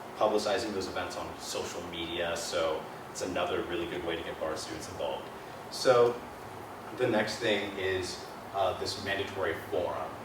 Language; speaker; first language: English; native; English